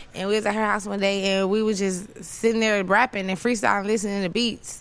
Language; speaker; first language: English; native; English